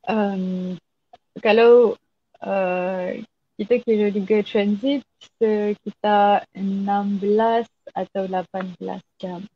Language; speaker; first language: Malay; non-native, fluent; French